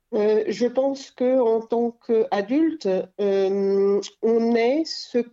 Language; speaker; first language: French; native; French